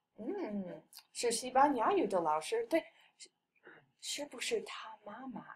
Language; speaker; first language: Chinese; non-native, fluent; English